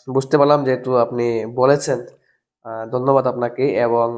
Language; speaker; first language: Bangla; native; Bangla